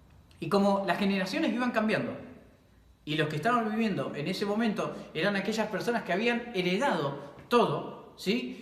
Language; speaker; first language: Spanish; native; Spanish